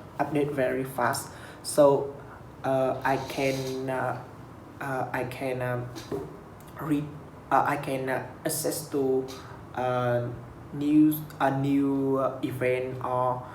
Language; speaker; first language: English; non-native, learner; Vietnamese